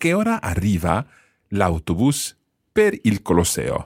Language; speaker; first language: Italian; non-native, fluent; English